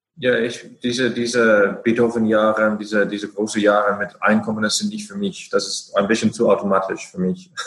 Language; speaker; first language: German; non-native, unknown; Icelandic